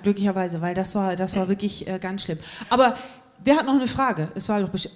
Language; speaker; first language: German; native; German